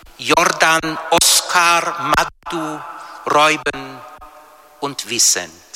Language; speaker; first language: Italian; non-native, local second language; German